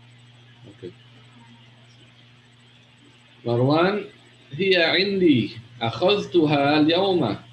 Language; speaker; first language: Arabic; non-native, fluent; English